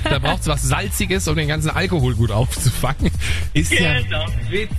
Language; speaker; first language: German; native; German